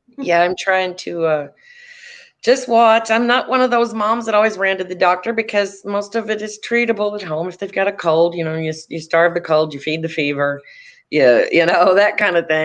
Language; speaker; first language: English; native; English